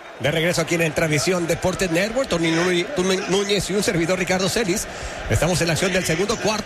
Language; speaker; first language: Spanish; native; Spanish